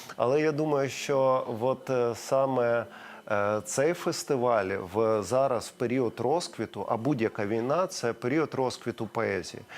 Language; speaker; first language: Ukrainian; non-native, local second language; Russian